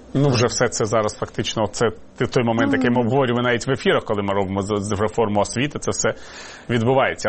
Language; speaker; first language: Ukrainian; native; Ukrainian